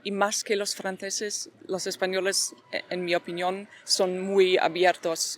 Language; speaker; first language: Spanish; non-native, fluent; French